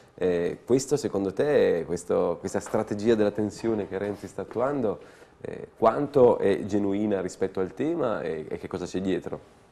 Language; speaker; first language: Italian; native; Italian